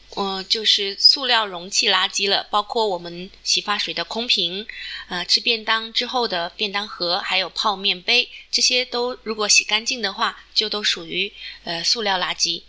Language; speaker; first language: Chinese; native; Chinese